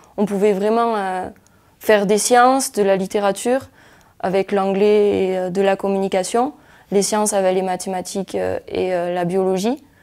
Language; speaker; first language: French; native; French